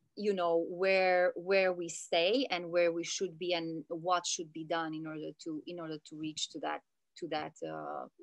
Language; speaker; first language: English; non-native, fluent; Italian